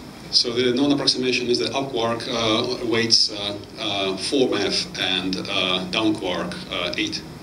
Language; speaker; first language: English; non-native, fluent; Russian